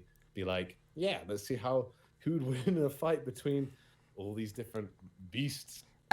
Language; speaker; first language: English; native; English